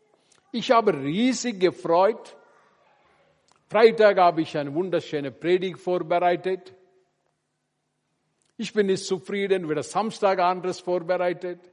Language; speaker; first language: German; non-native, learner; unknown